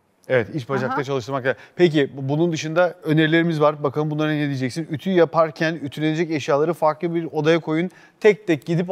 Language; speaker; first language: Turkish; native; Turkish